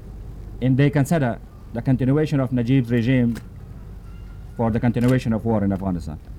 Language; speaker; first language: English; non-native, fluent; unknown